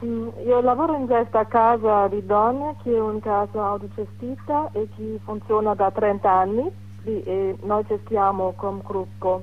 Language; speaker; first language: Italian; non-native, fluent; German